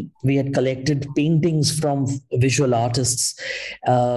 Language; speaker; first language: English; non-native, local second language; Hindi